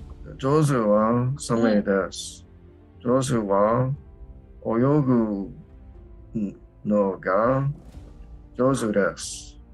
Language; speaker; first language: Japanese; non-native, learner; English